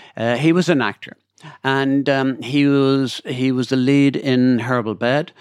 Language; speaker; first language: English; native; English